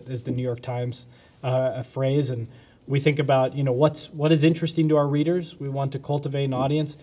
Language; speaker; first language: English; native; English